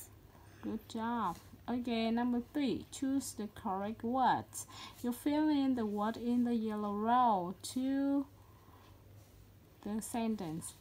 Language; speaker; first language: English; non-native, learner; Vietnamese